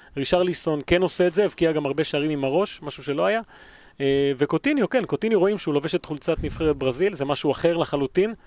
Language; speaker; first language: Hebrew; early bilingual, other home language; Spanish